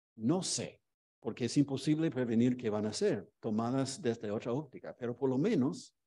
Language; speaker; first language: Spanish; non-native, fluent; English